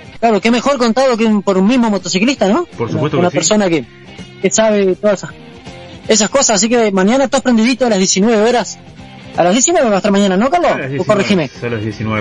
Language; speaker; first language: Spanish; native; Spanish